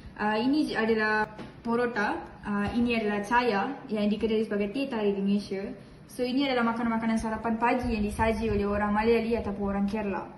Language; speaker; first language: Malay; non-native, local second language; Malayalam